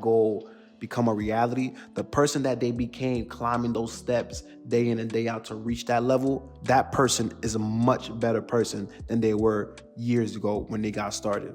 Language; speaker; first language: English; native; English